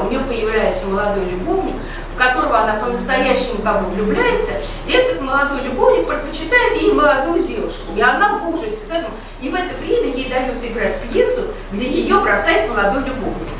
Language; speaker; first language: Russian; native; Russian